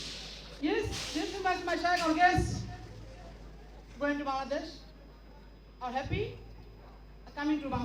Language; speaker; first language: English; non-native, learner; Bangla